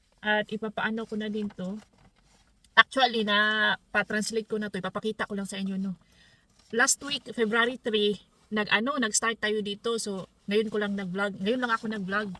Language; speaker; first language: Filipino; non-native, local second language; Cebuano